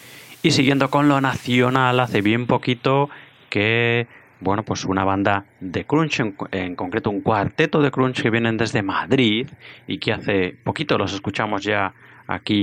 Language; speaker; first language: Spanish; native; Spanish